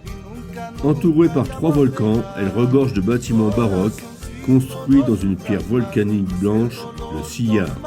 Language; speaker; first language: French; native; French